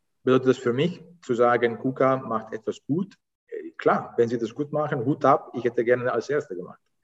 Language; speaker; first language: German; non-native, fluent; Italian